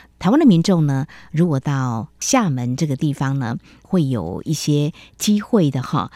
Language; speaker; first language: Chinese; native; Chinese